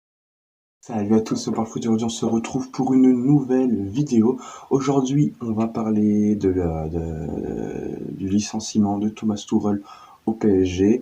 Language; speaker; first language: French; native; French